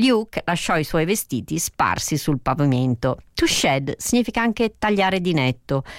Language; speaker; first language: Italian; native; Italian